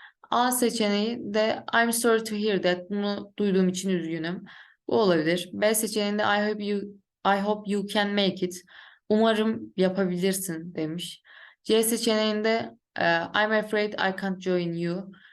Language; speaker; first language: English; non-native, fluent; Turkish